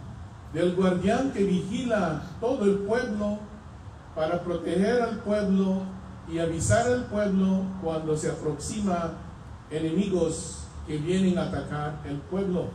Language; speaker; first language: Spanish; non-native, fluent; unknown